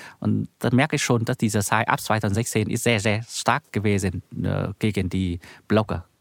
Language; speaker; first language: German; non-native, learner; Vietnamese